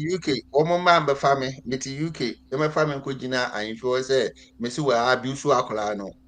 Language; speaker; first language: English; non-native, local second language; Akan